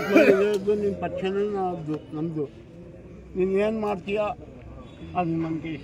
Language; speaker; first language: Kannada; non-native, local second language; Urdu